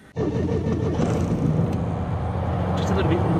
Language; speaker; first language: English; native; English